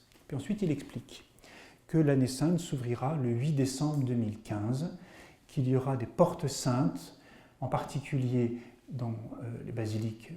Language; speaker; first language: French; native; French